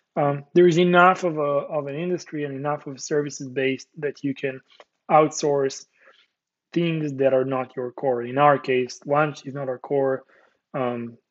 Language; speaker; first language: English; non-native, fluent; Hebrew